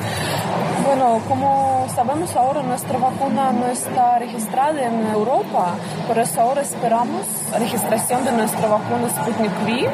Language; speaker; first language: Spanish; non-native, learner; Russian